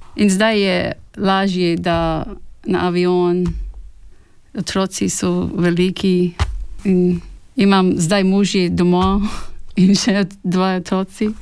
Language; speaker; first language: Slovenian; early bilingual, heritage; Slovenian